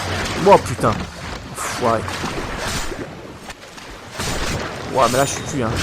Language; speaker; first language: French; native; French